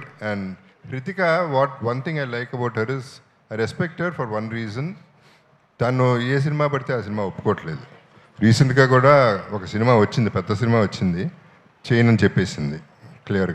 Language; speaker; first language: Telugu; native; Telugu